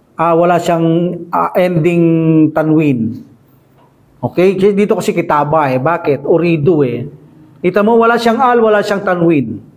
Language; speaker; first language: Filipino; native; Filipino